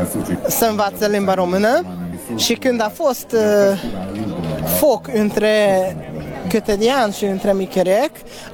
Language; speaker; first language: Romanian; non-native, local second language; Hungarian